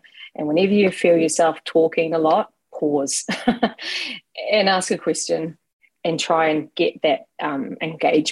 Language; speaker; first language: English; native; English